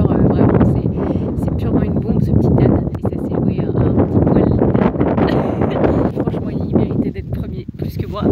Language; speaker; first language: French; native; French